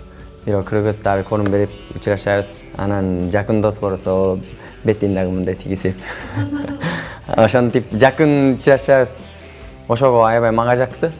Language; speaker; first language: Kyrgyz; non-native, learner; Japanese